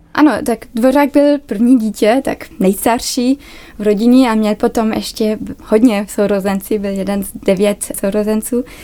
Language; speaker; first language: Czech; early bilingual, other home language; German